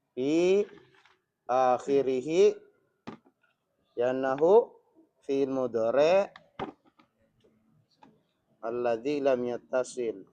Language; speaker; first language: Arabic; non-native, fluent; Indonesian